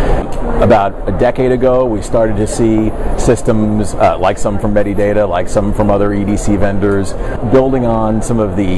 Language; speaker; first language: English; native; English